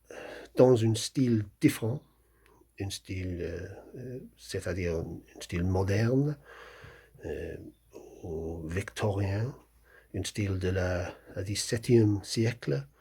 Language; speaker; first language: French; non-native, fluent; English